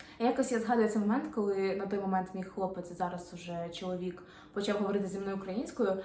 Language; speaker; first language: Ukrainian; non-native, local second language; Russian